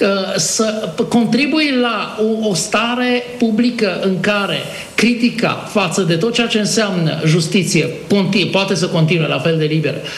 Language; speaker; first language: Romanian; native; Romanian